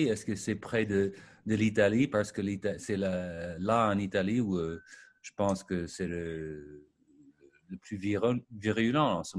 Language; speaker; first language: French; non-native, fluent; English